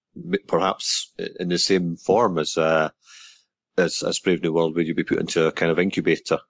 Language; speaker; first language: English; native; English